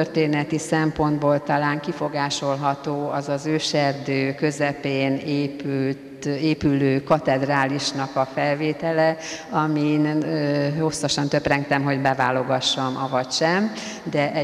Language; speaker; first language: Hungarian; native; Hungarian